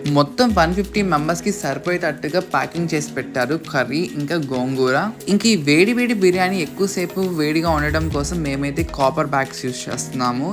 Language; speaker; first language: Telugu; non-native, local second language; Urdu